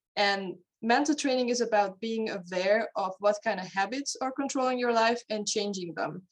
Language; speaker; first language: English; non-native, fluent; Hungarian